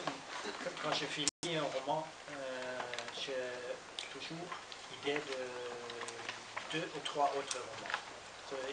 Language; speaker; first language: French; non-native, learner; Norwegian